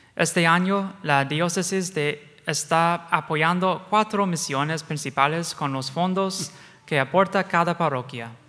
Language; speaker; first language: Spanish; non-native, fluent; English